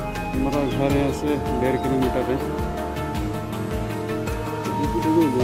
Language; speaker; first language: Hindi; non-native, local second language; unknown